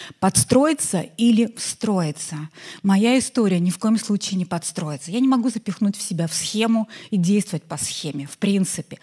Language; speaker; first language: Russian; native; Russian